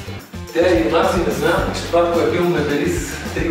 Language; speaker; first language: Bulgarian; native; Bulgarian